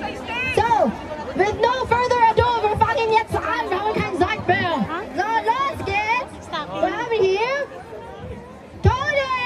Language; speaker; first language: German; non-native, learner; Filipino